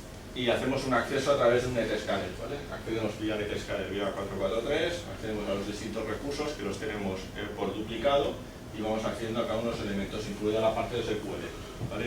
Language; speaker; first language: Spanish; native; Spanish